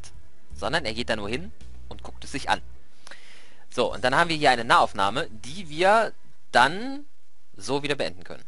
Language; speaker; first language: German; native; German